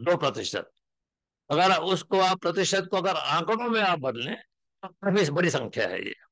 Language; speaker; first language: Hindi; native; Hindi